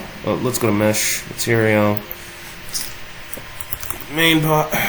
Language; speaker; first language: English; native; English